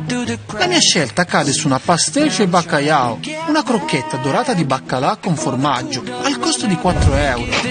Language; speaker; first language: Italian; native; Italian